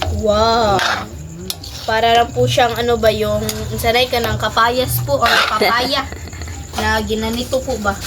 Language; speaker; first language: Filipino; non-native, local second language; Cebuano